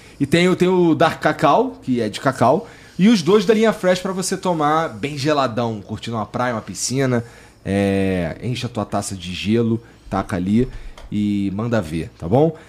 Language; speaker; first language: Portuguese; native; Portuguese